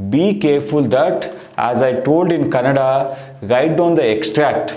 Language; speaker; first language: English; non-native, local second language; Kannada